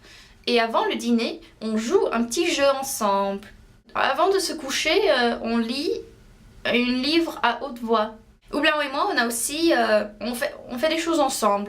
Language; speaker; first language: French; non-native, learner; English